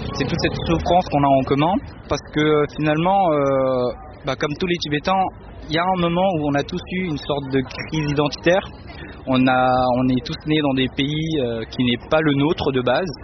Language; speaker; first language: French; non-native, fluent; Tibetan